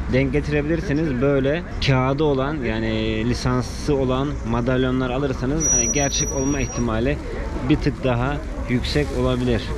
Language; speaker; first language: Turkish; native; Turkish